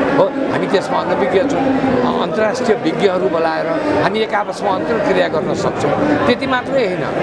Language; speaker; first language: Nepali; native; Nepali